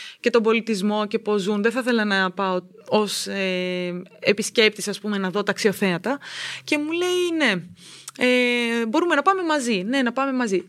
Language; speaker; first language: Greek; native; Greek